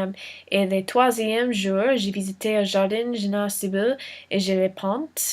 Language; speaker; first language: French; non-native, learner; English